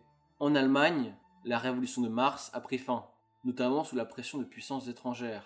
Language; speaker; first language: French; native; French